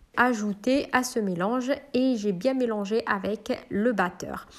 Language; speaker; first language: French; non-native, local second language; Arabic